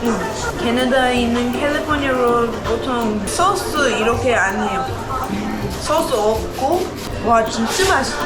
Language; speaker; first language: Korean; non-native, learner; English